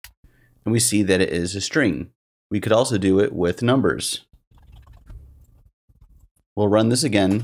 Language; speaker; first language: English; native; English